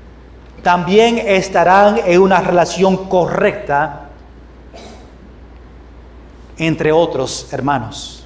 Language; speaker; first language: Spanish; non-native, fluent; English